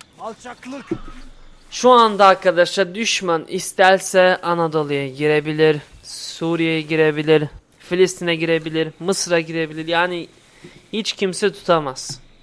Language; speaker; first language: Turkish; early bilingual, heritage; Turkish